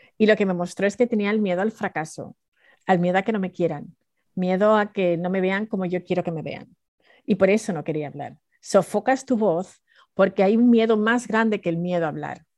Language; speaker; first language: Spanish; early bilingual, other home language; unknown